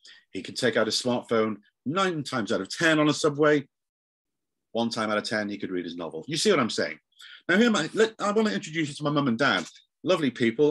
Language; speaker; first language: English; native; English